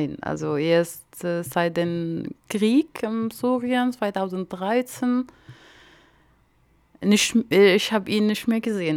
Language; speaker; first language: German; non-native, learner; Arabic